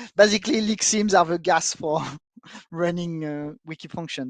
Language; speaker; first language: English; non-native, fluent; French